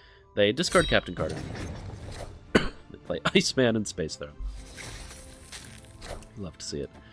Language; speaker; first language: English; native; English